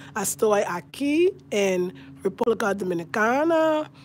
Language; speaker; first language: Spanish; non-native, learner; English